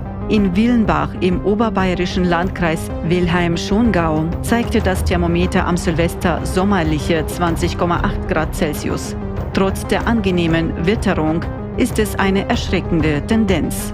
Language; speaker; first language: German; native; German